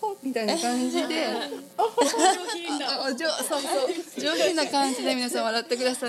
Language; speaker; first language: Japanese; native; Japanese